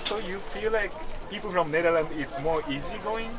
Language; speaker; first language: English; non-native, fluent; Japanese